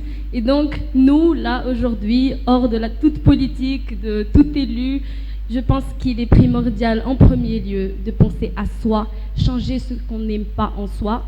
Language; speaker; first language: French; non-native, local second language; Arabic